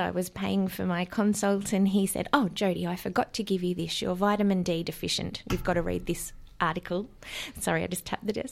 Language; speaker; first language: English; native; English